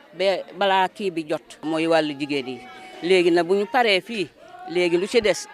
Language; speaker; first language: Wolof; non-native, local second language; Jola-Fonyi